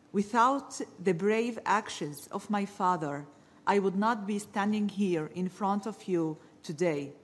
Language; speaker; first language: English; early bilingual, other home language; Arabic